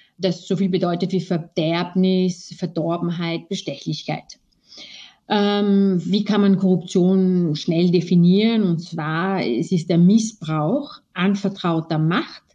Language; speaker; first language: German; early bilingual, other home language; Armenian